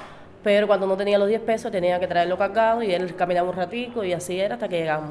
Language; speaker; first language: Spanish; native; Spanish